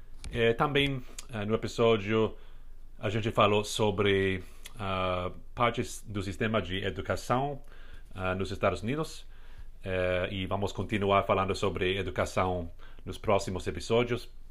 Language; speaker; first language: Portuguese; non-native, fluent; English